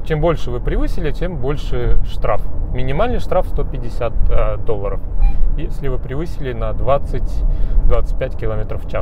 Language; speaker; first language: Russian; native; Russian